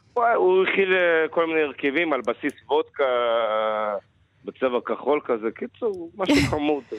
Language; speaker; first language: Hebrew; non-native, fluent; Russian